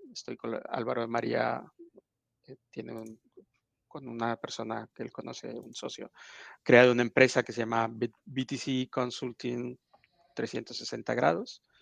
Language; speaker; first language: Spanish; native; Spanish